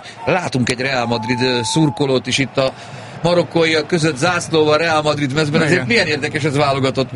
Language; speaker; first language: Hungarian; native; Hungarian